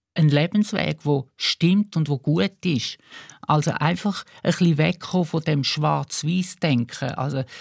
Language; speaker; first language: German; native; German